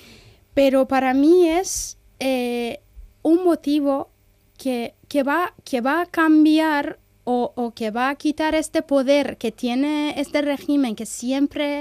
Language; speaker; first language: Spanish; non-native, fluent; Persian